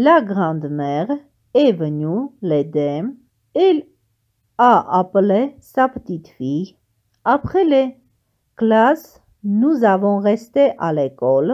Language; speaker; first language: French; non-native, fluent; Armenian